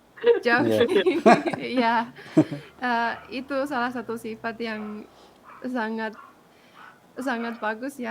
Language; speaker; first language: Indonesian; non-native, fluent; Finnish